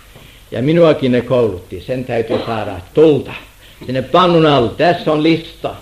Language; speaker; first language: Finnish; non-native, fluent; German